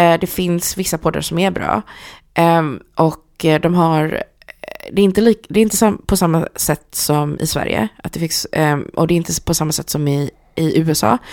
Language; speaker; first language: Swedish; early bilingual, other home language; Chinese